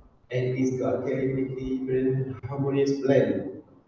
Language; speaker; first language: English; non-native, local second language; Malay